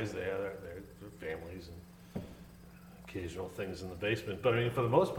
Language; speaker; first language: English; native; English